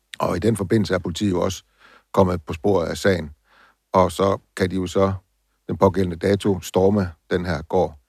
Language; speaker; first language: Danish; native; Danish